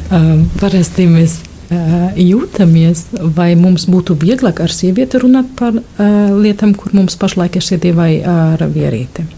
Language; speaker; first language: Latvian; non-native, fluent; German